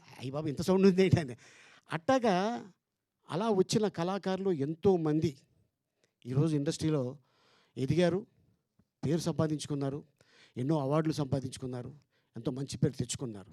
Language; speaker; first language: Telugu; native; Telugu